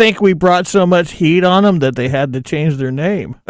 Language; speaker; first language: English; native; English